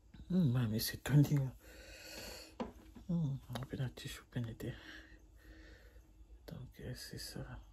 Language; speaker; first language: French; non-native, local second language; Lingala